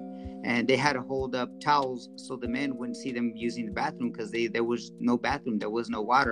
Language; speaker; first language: English; early bilingual, other home language; Spanish